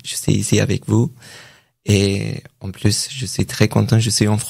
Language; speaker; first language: French; non-native, learner; Persian